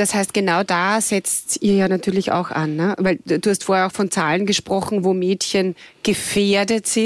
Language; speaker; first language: German; native; German